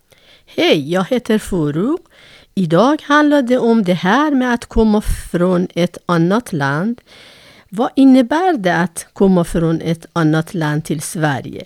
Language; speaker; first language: Swedish; non-native, fluent; Persian